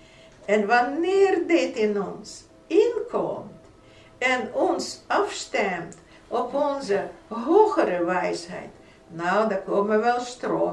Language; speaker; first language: Dutch; non-native, fluent; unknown